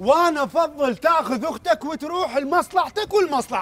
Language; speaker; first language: Arabic; native; Arabic